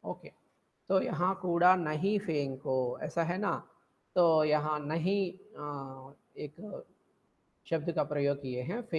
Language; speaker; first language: Hindi; non-native, local second language; Telugu